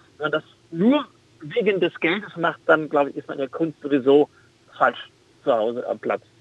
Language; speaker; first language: German; native; German